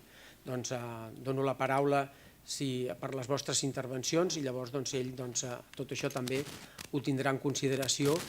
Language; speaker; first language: Catalan; native; Catalan